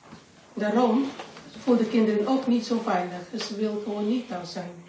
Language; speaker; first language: Dutch; non-native, learner; Indonesian